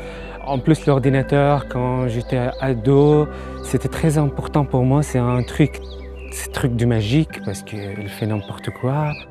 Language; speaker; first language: French; non-native, learner; Arabic